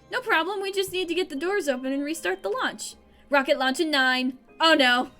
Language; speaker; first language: English; native; English